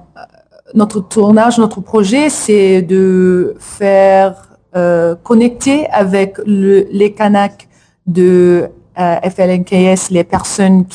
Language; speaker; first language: French; non-native, learner; English